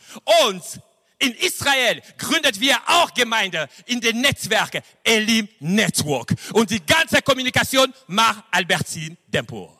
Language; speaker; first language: German; non-native, fluent; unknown